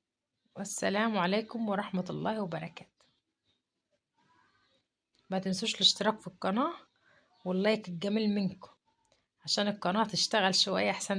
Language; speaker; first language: Arabic; native; Arabic